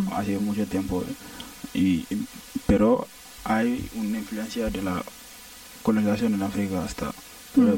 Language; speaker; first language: Spanish; non-native, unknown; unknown